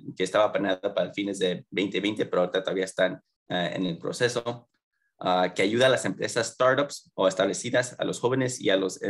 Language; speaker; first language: Spanish; early bilingual, heritage; Spanish